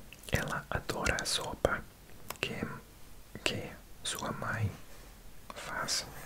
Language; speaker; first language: Portuguese; non-native, learner; English